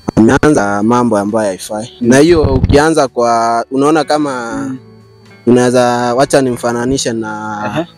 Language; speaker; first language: Swahili; non-native, local second language; Kalenjin